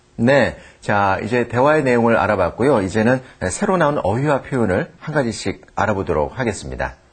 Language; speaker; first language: Korean; native; Korean